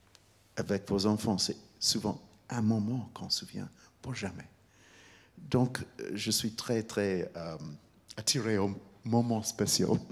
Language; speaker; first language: French; non-native, fluent; English